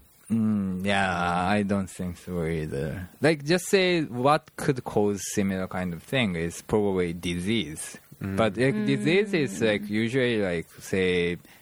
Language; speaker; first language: English; non-native, fluent; Japanese